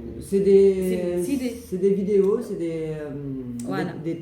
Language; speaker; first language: French; native; French